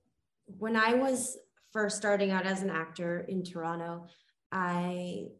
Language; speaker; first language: English; native; English